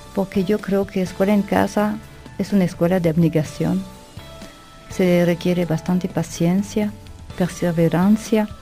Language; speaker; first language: Spanish; non-native, fluent; French